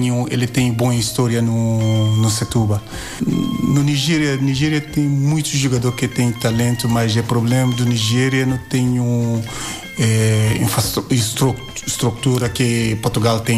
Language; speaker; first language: Portuguese; non-native, learner; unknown